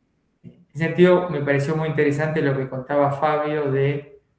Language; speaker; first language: Spanish; native; Spanish